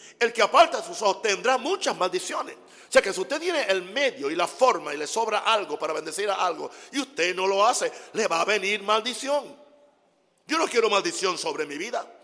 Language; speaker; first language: Spanish; non-native, fluent; English